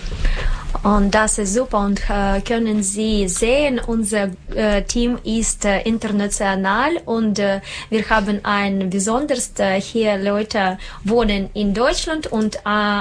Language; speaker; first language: German; non-native, learner; Russian